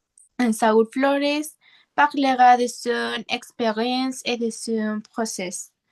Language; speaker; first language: French; non-native, learner; Spanish